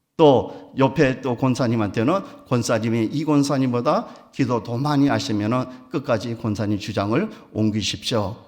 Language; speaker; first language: Korean; native; Korean